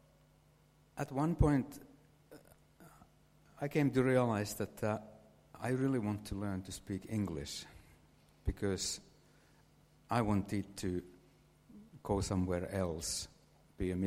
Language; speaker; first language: English; non-native, fluent; Finnish